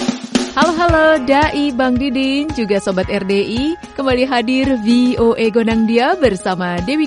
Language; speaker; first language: Indonesian; native; Indonesian